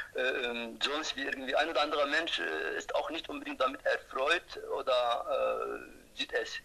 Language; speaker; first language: German; non-native, fluent; Turkish